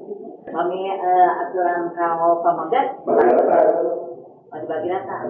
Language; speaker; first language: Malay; non-native, local second language; Sundanese